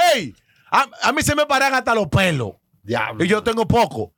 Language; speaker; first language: Spanish; native; Spanish